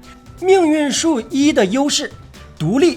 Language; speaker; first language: Chinese; native; Chinese